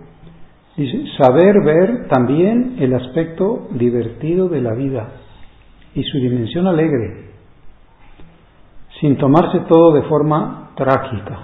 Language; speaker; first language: Spanish; native; Spanish